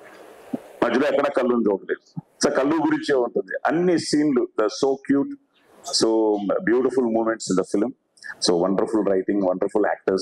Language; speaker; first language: Telugu; native; Telugu